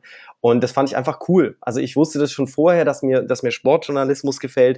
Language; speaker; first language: German; native; German